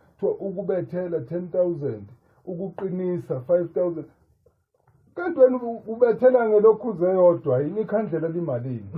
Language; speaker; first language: Zulu; native; Zulu